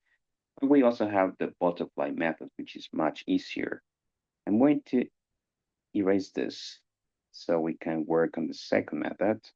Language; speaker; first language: English; non-native, fluent; Spanish